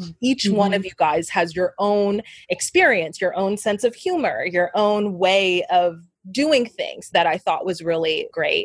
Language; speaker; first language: English; native; English